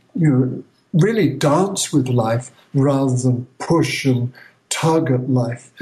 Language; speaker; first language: English; native; English